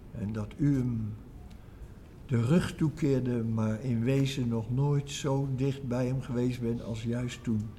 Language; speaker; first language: Dutch; native; Dutch